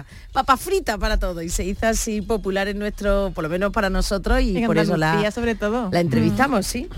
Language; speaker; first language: Spanish; native; Spanish